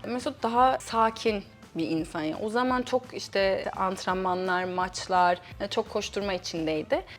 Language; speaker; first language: Turkish; early bilingual, heritage; Turkish